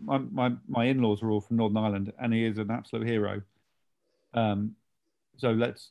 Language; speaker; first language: English; native; English